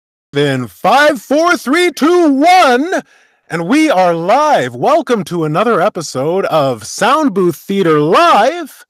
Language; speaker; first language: English; native; English